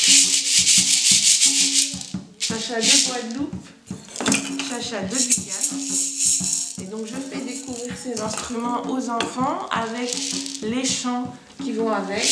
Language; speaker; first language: French; native; French